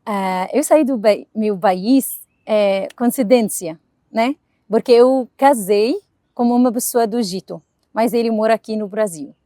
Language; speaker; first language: Portuguese; non-native, learner; Arabic